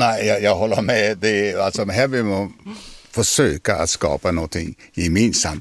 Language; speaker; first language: Swedish; non-native, fluent; French